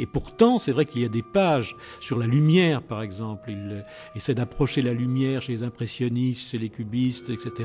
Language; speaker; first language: French; native; French